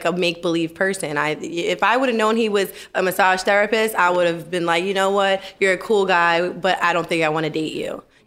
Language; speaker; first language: English; native; English